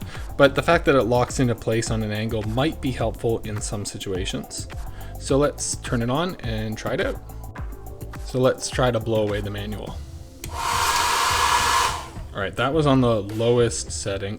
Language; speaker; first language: English; native; English